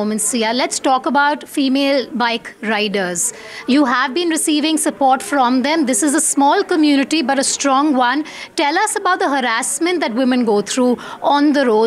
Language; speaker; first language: English; non-native, local second language; Hindi